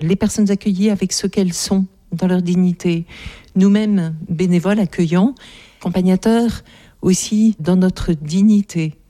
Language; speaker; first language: French; native; French